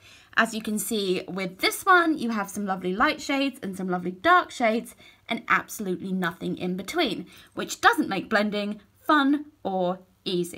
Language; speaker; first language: English; native; English